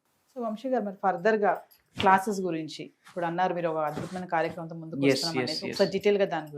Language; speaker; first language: Telugu; native; Telugu